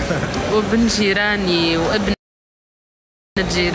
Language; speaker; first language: Arabic; native; Arabic